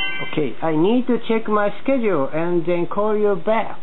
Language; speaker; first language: English; non-native, learner; Japanese